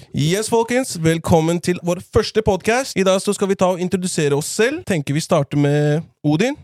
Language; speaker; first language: Norwegian; early bilingual, other home language; Latvian